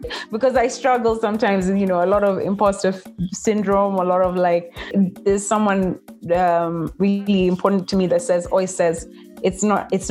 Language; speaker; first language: English; non-native, local second language; Kamba